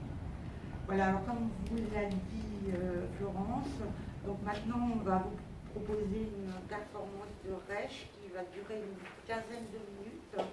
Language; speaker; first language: French; native; French